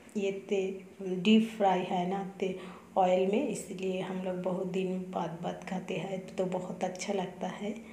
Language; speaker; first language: Hindi; non-native, local second language; Bangla